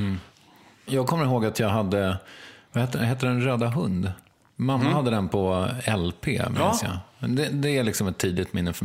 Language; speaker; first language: Swedish; native; Swedish